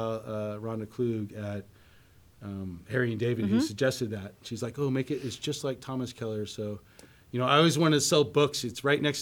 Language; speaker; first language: English; native; English